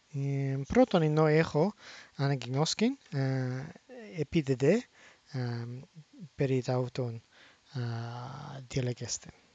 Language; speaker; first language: Greek; non-native, fluent; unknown